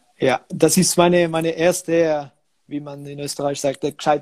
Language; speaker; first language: German; non-native, local second language; French